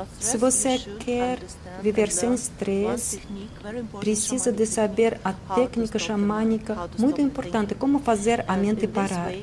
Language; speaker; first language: Portuguese; non-native, fluent; Russian